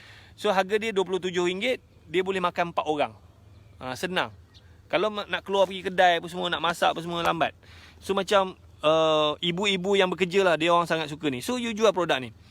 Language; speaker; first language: Malay; native; Malay